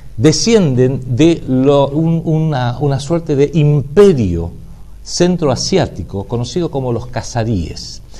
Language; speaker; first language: Spanish; native; Spanish